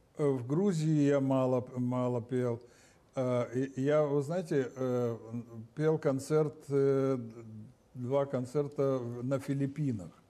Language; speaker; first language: Russian; non-native, local second language; Romanian